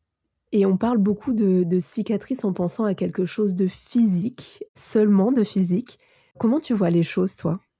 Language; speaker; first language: French; native; French